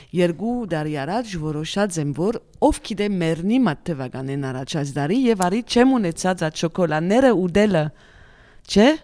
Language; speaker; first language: Armenian; early bilingual, heritage; Armenian